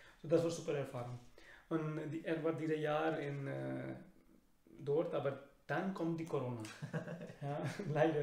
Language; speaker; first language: German; non-native, learner; Urdu